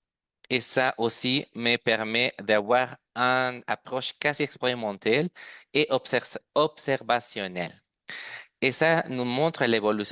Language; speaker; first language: French; non-native, fluent; Spanish